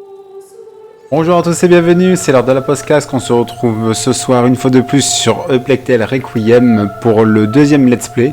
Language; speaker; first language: French; native; French